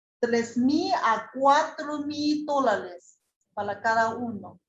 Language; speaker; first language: Spanish; non-native, fluent; Chinese